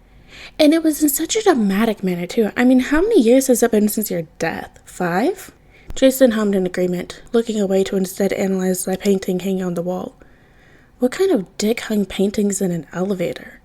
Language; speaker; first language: English; native; English